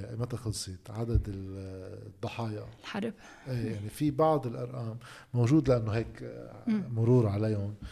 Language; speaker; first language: Arabic; native; Arabic